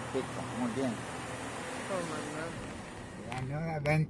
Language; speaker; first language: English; non-native, learner; Spanish